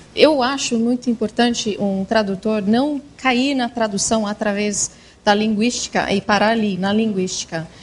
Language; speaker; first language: Portuguese; non-native, fluent; English